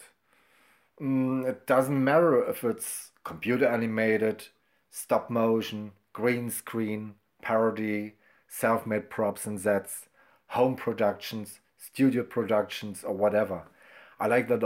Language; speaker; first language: English; non-native, fluent; German